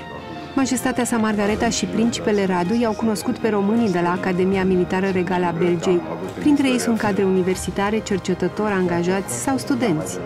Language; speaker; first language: Romanian; native; Romanian